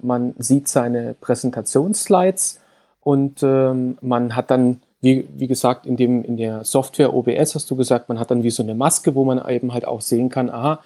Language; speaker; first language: German; native; German